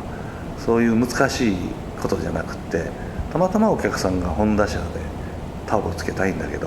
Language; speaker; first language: Japanese; native; Japanese